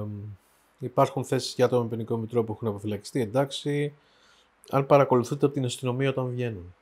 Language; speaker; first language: Greek; native; Greek